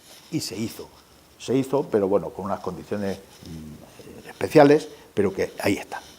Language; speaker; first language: Spanish; native; Spanish